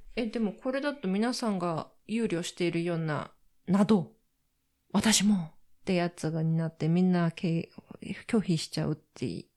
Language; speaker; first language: Japanese; native; Japanese